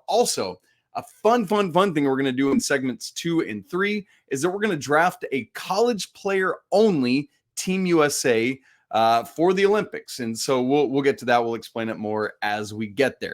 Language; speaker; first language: English; native; English